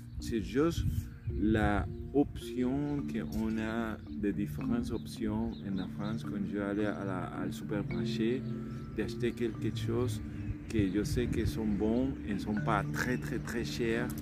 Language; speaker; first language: French; non-native, learner; Spanish